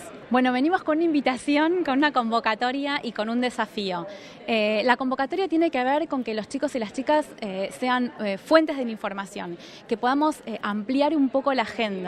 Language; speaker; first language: Spanish; native; Spanish